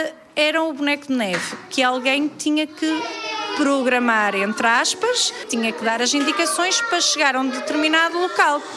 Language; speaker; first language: Portuguese; native; Portuguese